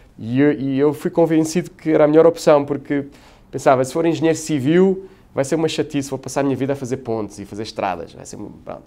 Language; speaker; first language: Portuguese; native; Portuguese